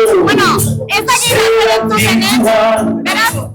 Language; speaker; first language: Basque; native; Basque